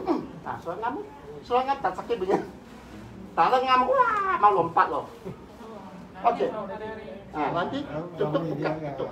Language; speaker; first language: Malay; non-native, local second language; Cantonese